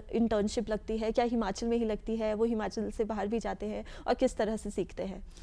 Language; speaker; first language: Hindi; native; Hindi